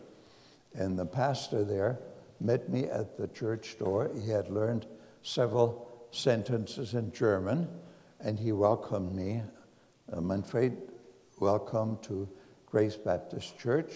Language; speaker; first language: English; non-native, fluent; German